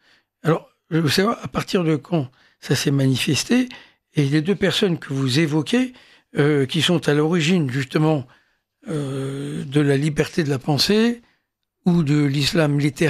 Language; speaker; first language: French; native; French